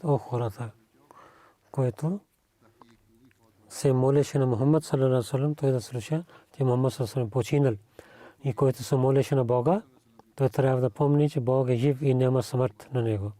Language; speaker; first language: Bulgarian; non-native, learner; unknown